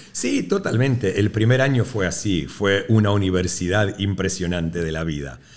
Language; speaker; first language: Spanish; early bilingual, heritage; Spanish